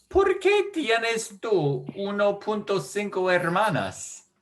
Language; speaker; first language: Spanish; non-native, learner; English